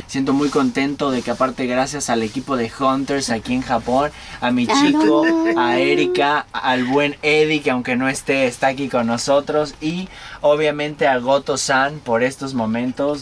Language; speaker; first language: Spanish; native; Spanish